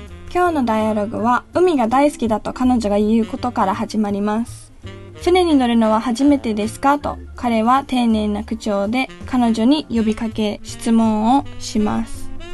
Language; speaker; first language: Japanese; native; Japanese